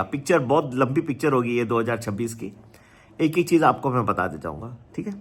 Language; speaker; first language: Hindi; native; Hindi